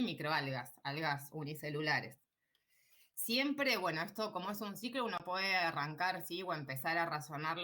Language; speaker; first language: Spanish; native; Spanish